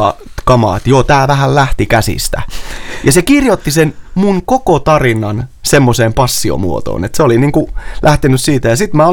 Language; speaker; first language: Finnish; native; Finnish